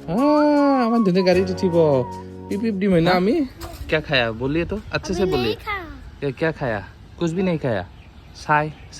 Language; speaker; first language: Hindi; non-native, local second language; Assamese